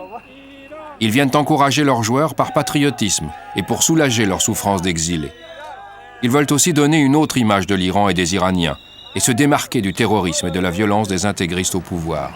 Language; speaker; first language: French; native; French